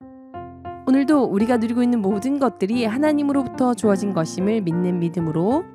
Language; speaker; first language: Korean; native; Korean